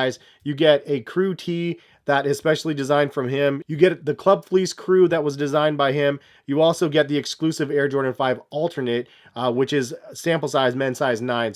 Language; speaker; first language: English; native; English